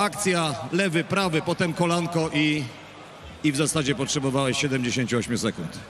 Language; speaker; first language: Polish; native; Polish